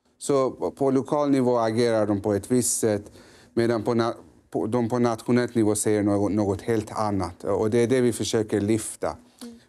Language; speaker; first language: Swedish; early bilingual, other home language; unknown